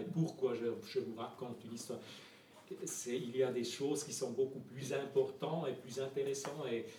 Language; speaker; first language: French; non-native, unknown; German